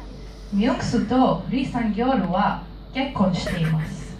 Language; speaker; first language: Japanese; non-native, learner; Hebrew